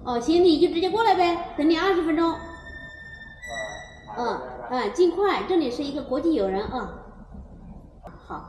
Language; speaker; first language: Chinese; native; Chinese